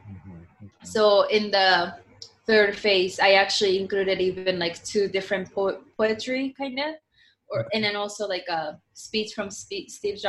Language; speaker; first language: English; non-native, fluent; Japanese